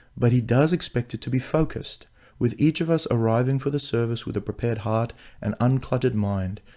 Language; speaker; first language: English; non-native, local second language; Afrikaans